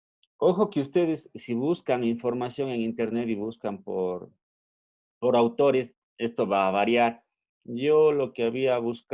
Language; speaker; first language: Spanish; native; Spanish